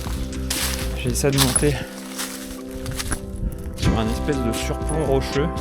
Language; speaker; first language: French; native; French